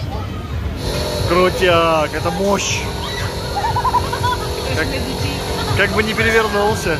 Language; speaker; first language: Russian; native; Russian